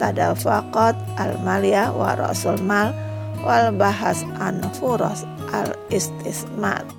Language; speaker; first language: Arabic; non-native, fluent; Indonesian